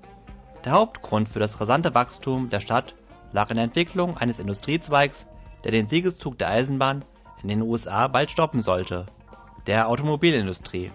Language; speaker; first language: German; native; German